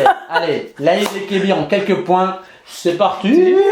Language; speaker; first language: French; native; French